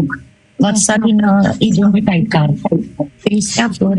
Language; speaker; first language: Dutch; non-native, learner; Romanian